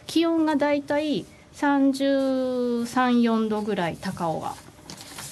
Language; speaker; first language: Japanese; native; Japanese